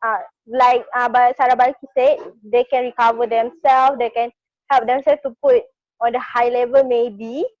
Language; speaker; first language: English; non-native, learner; Malay